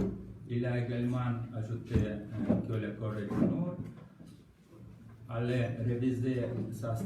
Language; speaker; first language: French; non-native, learner; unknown